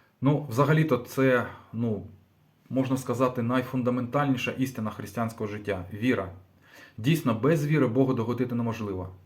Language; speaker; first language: Ukrainian; native; Ukrainian